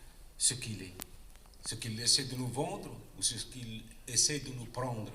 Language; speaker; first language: French; non-native, local second language; Arabic